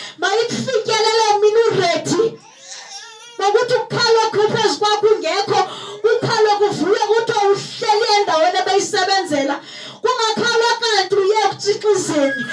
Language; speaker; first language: Zulu; non-native, local second language; Xhosa